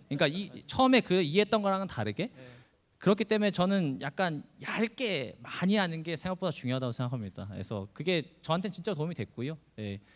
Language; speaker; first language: Korean; native; Korean